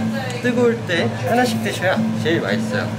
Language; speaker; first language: Korean; native; Korean